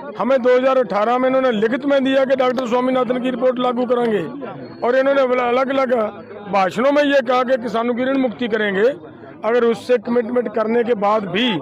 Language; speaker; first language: Hindi; non-native, local second language; Punjabi